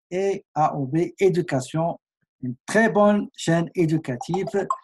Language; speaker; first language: French; non-native, local second language; Arabic